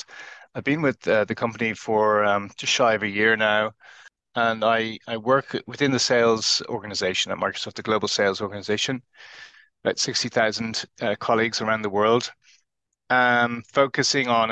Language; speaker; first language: English; native; English